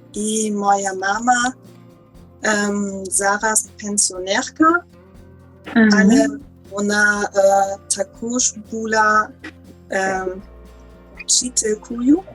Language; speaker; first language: Ukrainian; non-native, learner; German